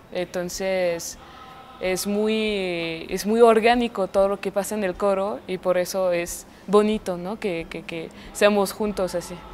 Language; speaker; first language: Spanish; non-native, fluent; French